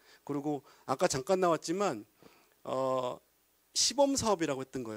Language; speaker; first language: Korean; native; Korean